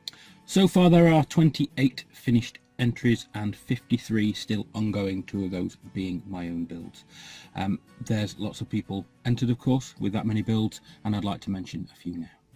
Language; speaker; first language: English; native; English